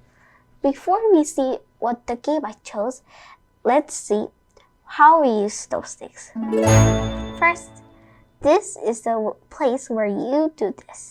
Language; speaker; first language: English; non-native, fluent; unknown